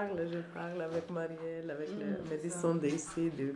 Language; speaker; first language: French; non-native, learner; Albanian